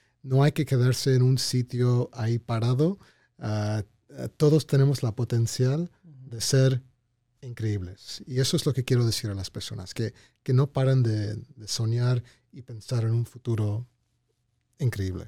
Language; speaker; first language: Spanish; early bilingual, heritage; Spanish